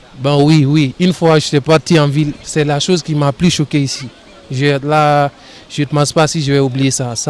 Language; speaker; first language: French; non-native, local second language; Fula